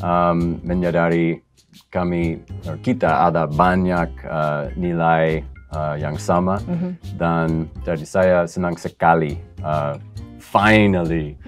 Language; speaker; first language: Indonesian; non-native, fluent; English